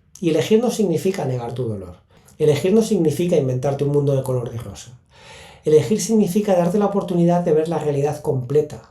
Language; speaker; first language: Spanish; native; Spanish